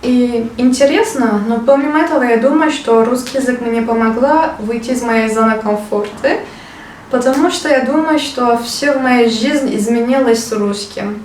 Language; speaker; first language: Russian; non-native, learner; Turkish